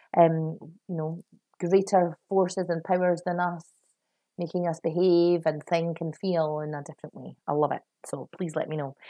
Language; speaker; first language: English; native; English